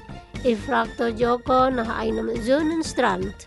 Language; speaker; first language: German; non-native, fluent; Indonesian